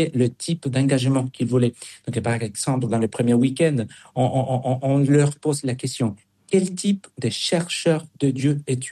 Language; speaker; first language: French; non-native, fluent; Spanish